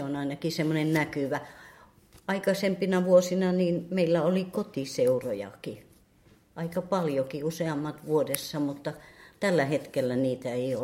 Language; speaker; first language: Finnish; native; Finnish